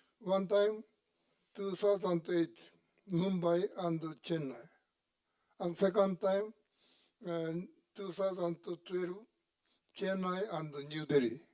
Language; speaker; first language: English; non-native, learner; Japanese